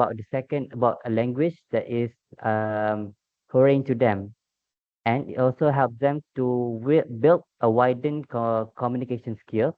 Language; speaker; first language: English; non-native, local second language; Malay